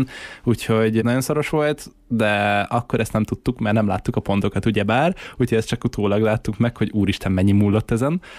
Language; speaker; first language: Hungarian; native; Hungarian